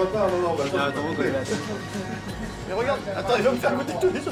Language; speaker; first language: French; native; French